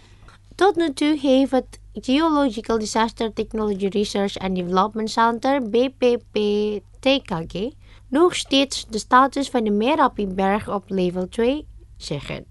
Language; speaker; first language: Dutch; non-native, learner; Indonesian